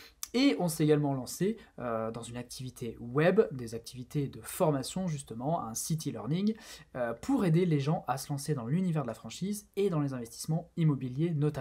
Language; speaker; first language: French; native; French